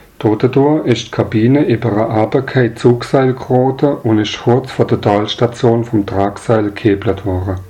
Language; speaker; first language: German; native; German